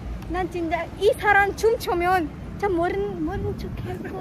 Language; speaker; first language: Korean; non-native, learner; Hindi